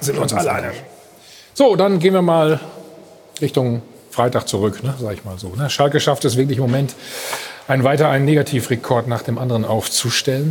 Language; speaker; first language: German; native; German